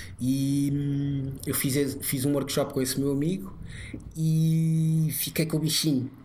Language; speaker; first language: Portuguese; early bilingual, other home language; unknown